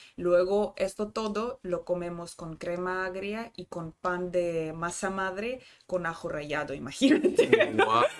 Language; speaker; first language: Spanish; non-native, fluent; Russian